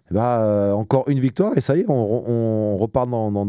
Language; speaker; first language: French; native; French